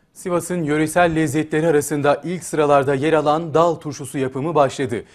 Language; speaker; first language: Turkish; native; Turkish